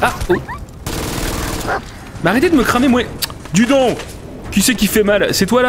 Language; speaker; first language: French; native; French